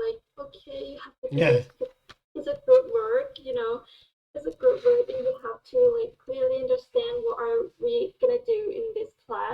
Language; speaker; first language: English; non-native, fluent; Thai